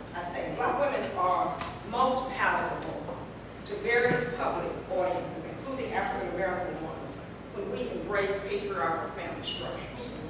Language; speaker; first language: English; native; English